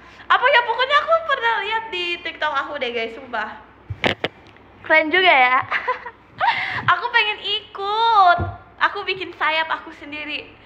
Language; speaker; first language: Indonesian; native; Indonesian